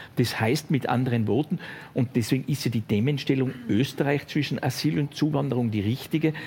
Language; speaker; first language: German; native; German